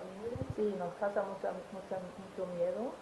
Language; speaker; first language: Spanish; non-native, fluent; German